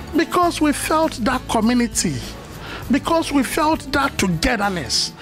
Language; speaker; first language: English; non-native, local second language; Yoruba